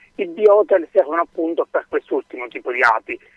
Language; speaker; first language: Italian; native; Italian